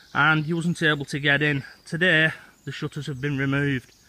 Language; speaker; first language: English; native; English